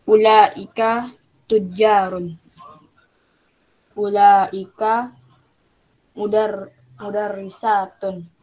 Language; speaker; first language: Arabic; non-native, learner; Indonesian